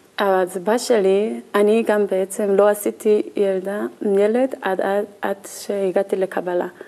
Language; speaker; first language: Hebrew; non-native, learner; Korean